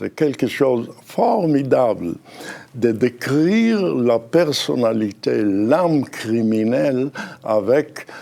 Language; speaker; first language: French; non-native, fluent; Hebrew